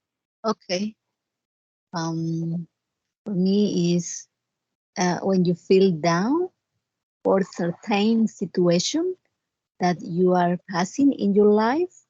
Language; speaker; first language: English; non-native, learner; Spanish